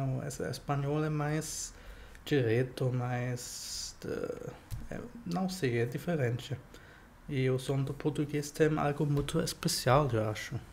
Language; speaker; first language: Portuguese; non-native, fluent; German